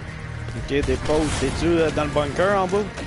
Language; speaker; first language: French; native; French